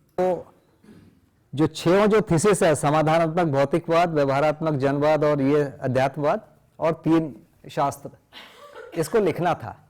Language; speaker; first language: Hindi; non-native, local second language; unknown